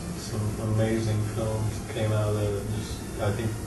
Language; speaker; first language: English; native; English